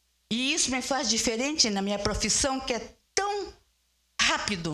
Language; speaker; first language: Portuguese; early bilingual, other home language; Spanish